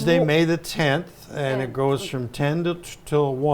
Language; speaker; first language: English; native; English